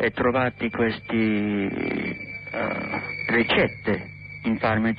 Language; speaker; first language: Italian; non-native, learner; English